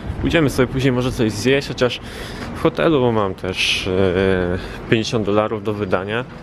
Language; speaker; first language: Polish; native; Polish